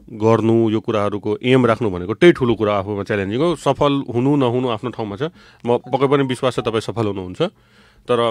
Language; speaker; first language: Nepali; non-native, local second language; Bhojpuri